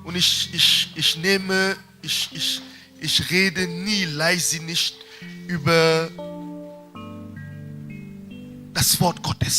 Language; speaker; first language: German; non-native, fluent; French